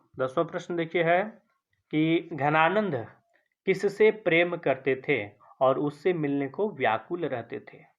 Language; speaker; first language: Hindi; native; Hindi